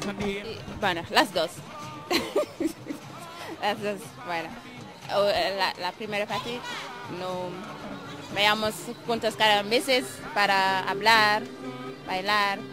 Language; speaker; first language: Spanish; non-native, learner; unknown